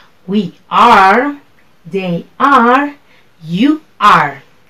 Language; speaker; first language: English; non-native, fluent; Spanish